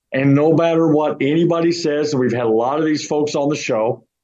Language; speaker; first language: English; native; English